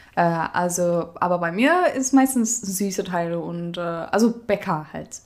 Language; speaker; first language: German; non-native, fluent; Central Kurdish